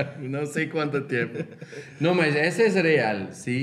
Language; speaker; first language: Spanish; non-native, fluent; Portuguese